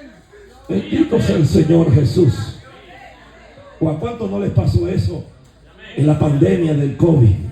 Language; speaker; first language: Spanish; native; Spanish